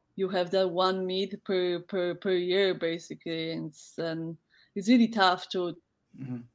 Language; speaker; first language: English; non-native, fluent; Polish